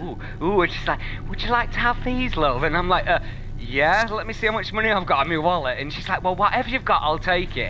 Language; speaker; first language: English; native; English